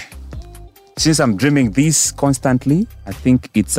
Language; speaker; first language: English; non-native, local second language; Ganda